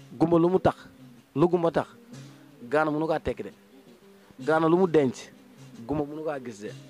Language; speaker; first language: Wolof; native; Wolof